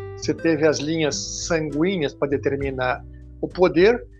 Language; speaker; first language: Portuguese; non-native, fluent; Hebrew